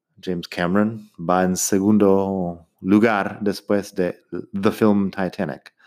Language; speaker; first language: Spanish; non-native, fluent; English